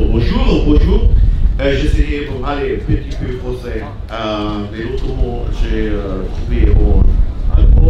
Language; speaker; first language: French; non-native, learner; German